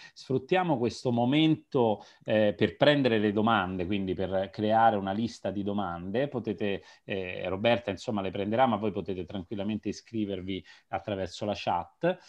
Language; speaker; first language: Italian; native; Italian